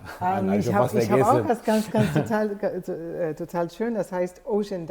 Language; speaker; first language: German; non-native, fluent; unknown